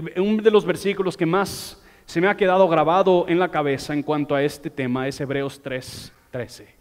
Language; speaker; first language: Spanish; non-native, fluent; English